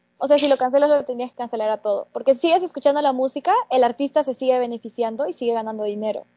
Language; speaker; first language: Spanish; native; Spanish